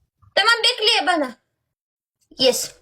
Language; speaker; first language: Turkish; non-native, learner; Russian